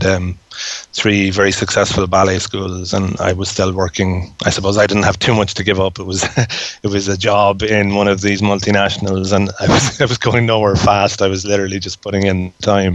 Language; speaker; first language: English; native; English